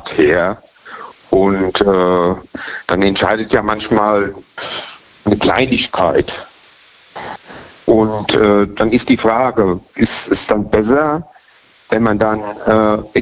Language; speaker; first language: German; native; German